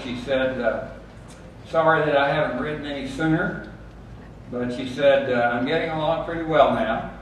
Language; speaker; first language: English; native; English